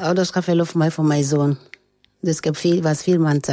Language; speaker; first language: Dutch; non-native, learner; French